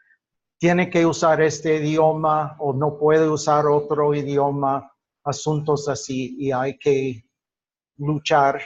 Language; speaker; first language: Spanish; non-native, fluent; English